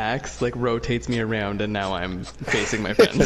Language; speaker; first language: English; native; English